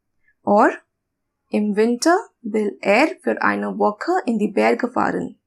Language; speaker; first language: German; non-native, learner; English